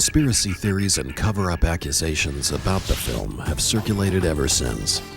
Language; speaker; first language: English; native; English